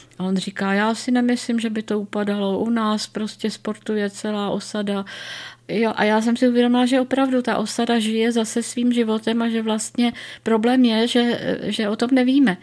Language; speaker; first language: Czech; native; Czech